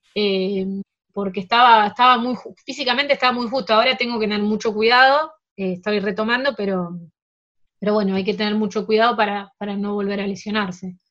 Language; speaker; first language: Spanish; early bilingual, heritage; Spanish